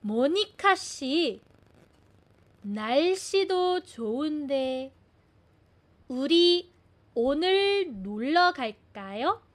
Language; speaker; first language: Korean; non-native, fluent; Filipino